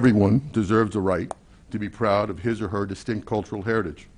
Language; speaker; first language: English; native; English